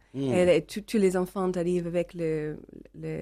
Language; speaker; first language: French; non-native, learner; English